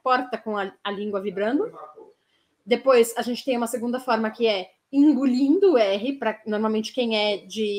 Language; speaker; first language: Portuguese; native; Portuguese